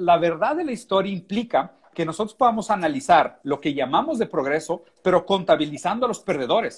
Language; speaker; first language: Spanish; native; Spanish